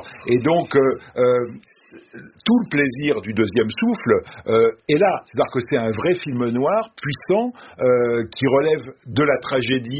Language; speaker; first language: French; native; French